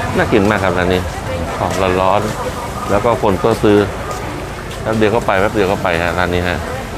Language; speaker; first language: Thai; native; Thai